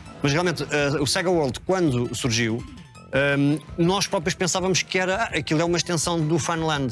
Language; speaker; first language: Portuguese; native; Portuguese